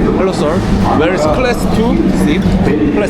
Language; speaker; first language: English; non-native, learner; Korean